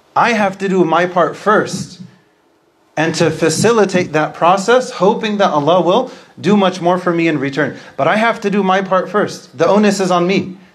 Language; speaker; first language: English; native; English